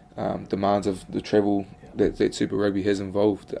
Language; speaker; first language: English; native; English